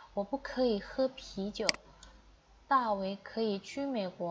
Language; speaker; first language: Chinese; non-native, fluent; Indonesian